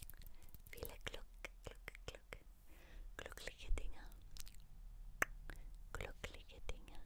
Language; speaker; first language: German; non-native, learner; English